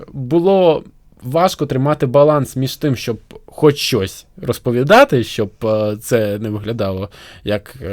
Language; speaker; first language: Ukrainian; non-native, local second language; Russian